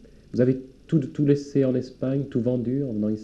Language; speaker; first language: French; native; French